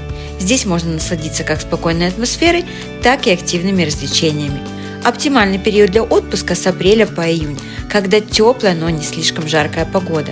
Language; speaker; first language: Russian; native; Russian